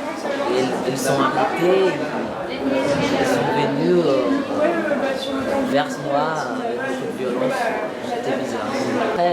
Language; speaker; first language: French; non-native, learner; Portuguese